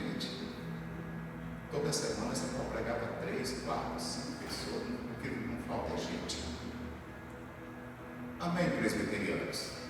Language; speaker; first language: Portuguese; native; Portuguese